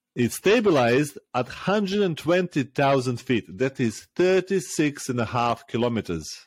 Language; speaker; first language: English; non-native, fluent; Serbian